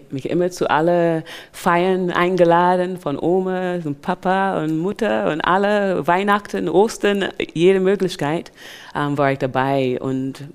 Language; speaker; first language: German; non-native, fluent; English